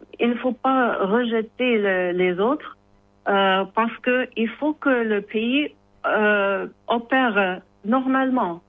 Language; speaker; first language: French; non-native, learner; English